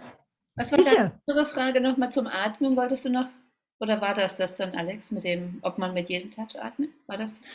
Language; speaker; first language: German; native; German